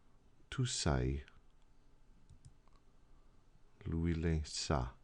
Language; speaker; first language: Italian; non-native, fluent; English